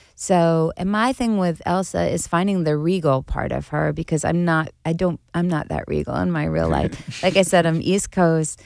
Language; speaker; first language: English; native; English